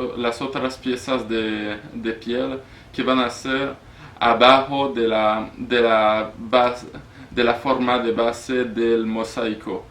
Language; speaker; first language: Spanish; non-native, learner; French